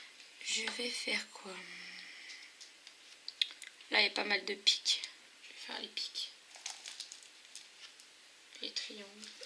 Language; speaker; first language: French; native; French